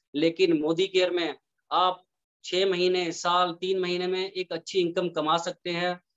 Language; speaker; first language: Hindi; native; Hindi